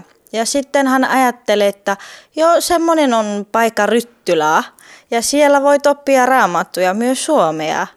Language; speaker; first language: Finnish; non-native, fluent; Turkish